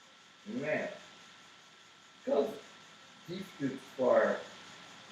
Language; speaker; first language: English; non-native, learner; Portuguese